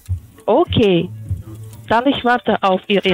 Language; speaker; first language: German; non-native, fluent; Polish